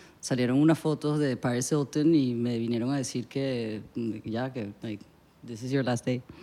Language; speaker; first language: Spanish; native; Spanish